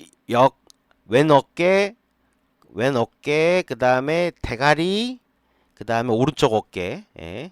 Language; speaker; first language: Korean; native; Korean